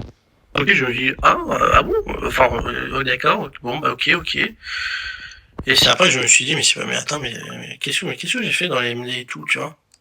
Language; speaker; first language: French; native; French